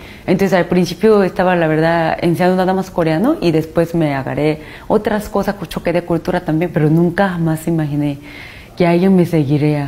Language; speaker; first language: Spanish; non-native, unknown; Korean